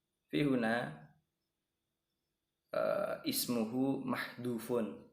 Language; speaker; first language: Arabic; non-native, learner; Indonesian